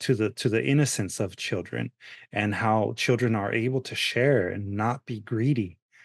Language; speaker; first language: English; early bilingual, other home language; Spanish